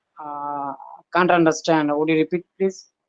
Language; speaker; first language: English; non-native, learner; Bangla